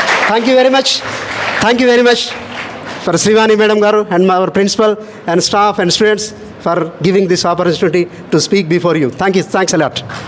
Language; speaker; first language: English; non-native, local second language; Telugu